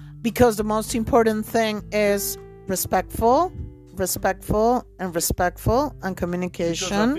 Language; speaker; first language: English; non-native, fluent; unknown